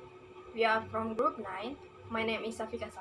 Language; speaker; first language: English; non-native, learner; Indonesian